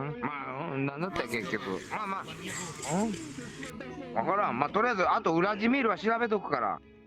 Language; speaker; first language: Japanese; native; Japanese